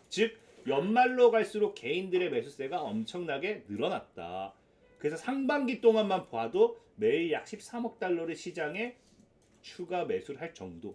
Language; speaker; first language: Korean; native; Korean